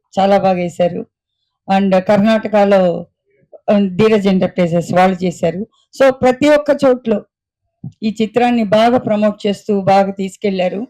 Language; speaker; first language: Telugu; native; Telugu